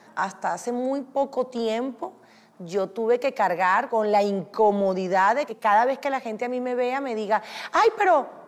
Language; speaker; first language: Spanish; native; Spanish